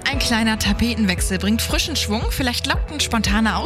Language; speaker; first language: German; native; German